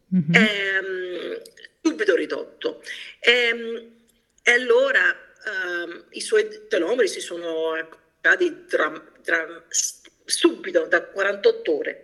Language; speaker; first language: Italian; early bilingual, heritage; Italian